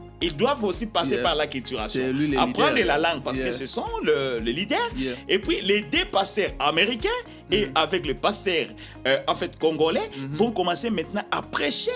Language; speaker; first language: French; non-native, local second language; Lingala